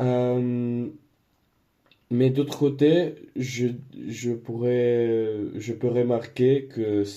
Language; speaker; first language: French; non-native, learner; Spanish